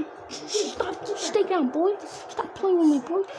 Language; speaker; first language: English; native; English